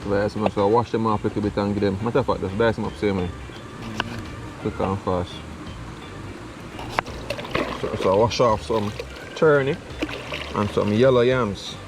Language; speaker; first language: English; native; English